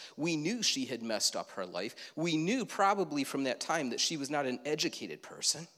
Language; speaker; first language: English; native; English